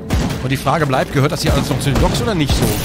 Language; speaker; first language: German; native; German